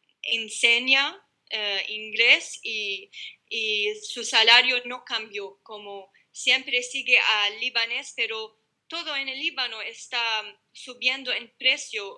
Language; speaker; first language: Spanish; non-native, learner; Arabic